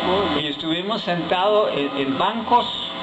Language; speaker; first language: Spanish; non-native, fluent; English